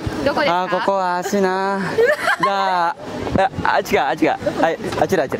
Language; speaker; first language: Japanese; non-native, learner; Indonesian